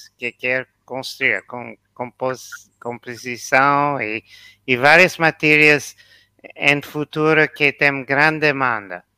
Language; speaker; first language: Portuguese; non-native, learner; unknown